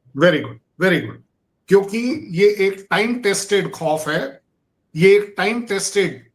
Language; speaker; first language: Hindi; native; Hindi